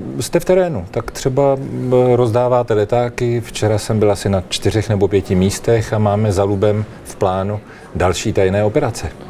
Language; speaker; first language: Czech; native; Czech